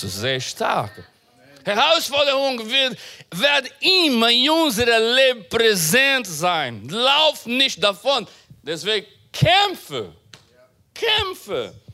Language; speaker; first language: German; non-native, fluent; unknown